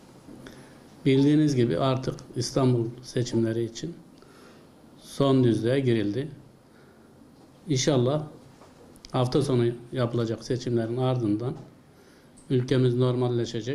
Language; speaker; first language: Turkish; native; Turkish